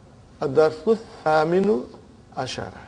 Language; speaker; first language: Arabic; non-native, fluent; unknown